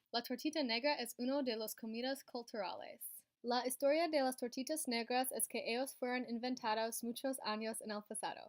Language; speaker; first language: Spanish; non-native, learner; English